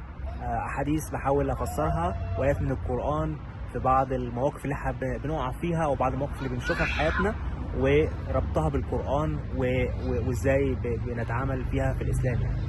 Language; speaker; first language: Arabic; native; Arabic